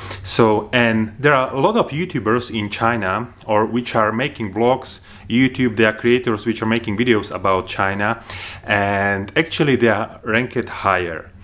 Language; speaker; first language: English; non-native, fluent; Slovak